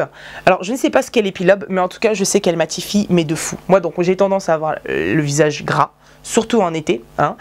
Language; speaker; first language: French; native; French